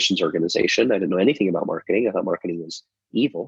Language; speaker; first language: English; native; English